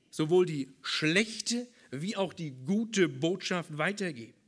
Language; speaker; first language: German; native; German